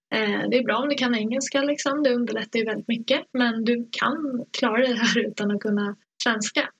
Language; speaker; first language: Swedish; early bilingual, other home language; Persian